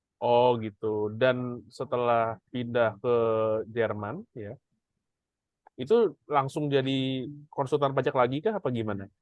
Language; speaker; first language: Indonesian; native; Indonesian